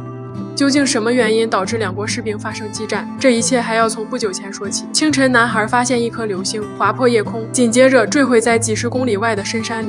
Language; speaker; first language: Chinese; native; Chinese